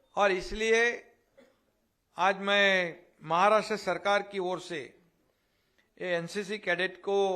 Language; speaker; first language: Hindi; non-native, local second language; Marathi